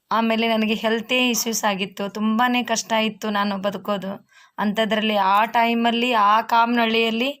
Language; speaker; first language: Kannada; native; Kannada